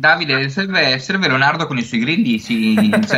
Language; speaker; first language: Italian; native; Italian